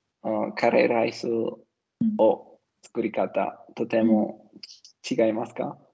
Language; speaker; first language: Japanese; non-native, learner; Italian